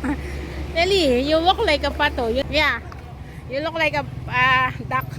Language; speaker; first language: English; non-native, local second language; Filipino